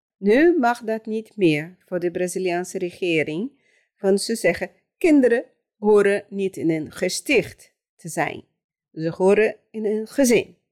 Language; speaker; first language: Dutch; non-native, fluent; Portuguese